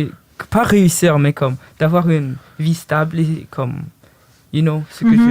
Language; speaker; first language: French; early bilingual, other home language; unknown